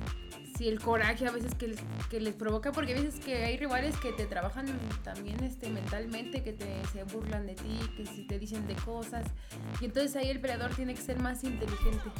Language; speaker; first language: Spanish; native; Spanish